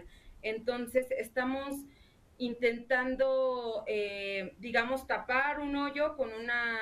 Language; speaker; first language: Spanish; native; Spanish